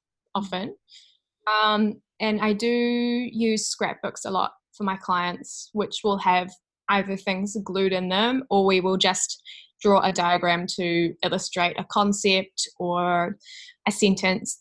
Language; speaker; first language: English; native; English